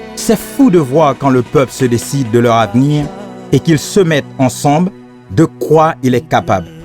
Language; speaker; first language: French; non-native, local second language; Haitian Creole